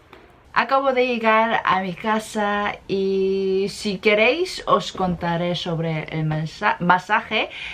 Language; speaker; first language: Spanish; non-native, fluent; Korean